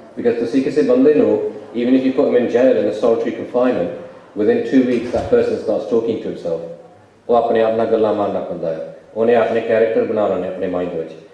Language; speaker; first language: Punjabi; early bilingual, heritage; Punjabi